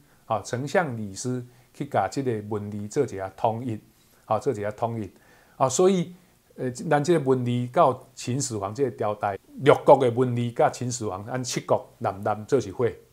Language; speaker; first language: Chinese; non-native, local second language; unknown